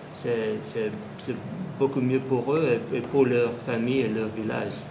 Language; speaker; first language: French; non-native, fluent; English